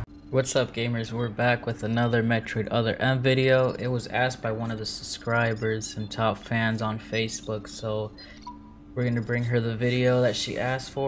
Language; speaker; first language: English; non-native, local second language; Spanish